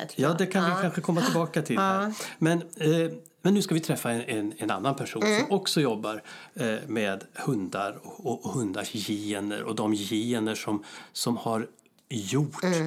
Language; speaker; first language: Swedish; native; Swedish